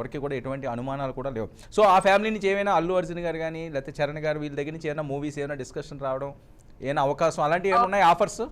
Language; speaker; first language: Telugu; native; Telugu